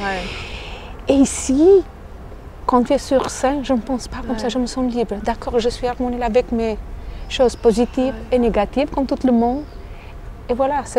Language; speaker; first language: French; non-native, fluent; Albanian